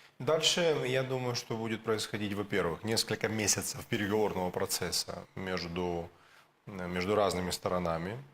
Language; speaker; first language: Russian; native; Russian